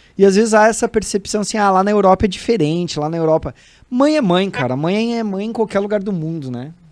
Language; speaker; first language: Portuguese; native; Portuguese